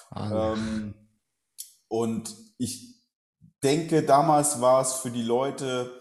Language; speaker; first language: German; native; German